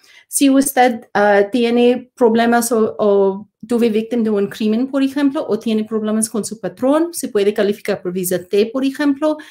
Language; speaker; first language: Spanish; non-native, learner; English